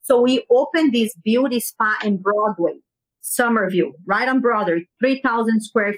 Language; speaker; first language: English; non-native, fluent; Portuguese